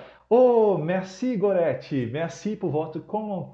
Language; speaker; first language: French; non-native, fluent; Portuguese